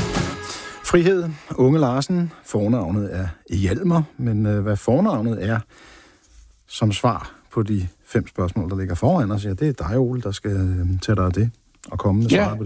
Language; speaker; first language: Danish; native; Danish